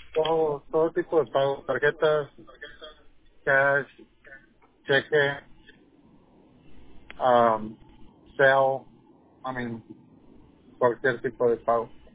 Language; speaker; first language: Spanish; native; Spanish